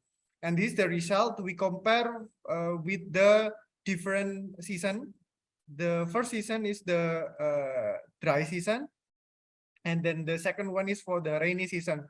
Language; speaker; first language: English; non-native, fluent; Indonesian